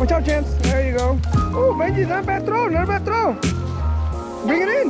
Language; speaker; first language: English; early bilingual, other home language; Spanish